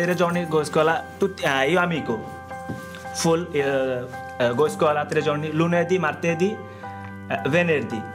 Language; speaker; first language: Italian; non-native, learner; Bangla